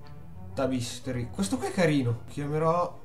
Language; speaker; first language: Italian; native; Italian